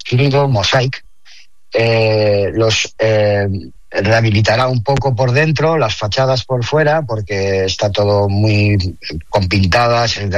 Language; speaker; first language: Spanish; native; Spanish